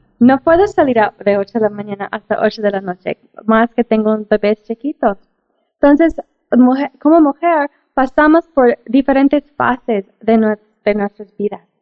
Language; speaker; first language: Spanish; non-native, fluent; English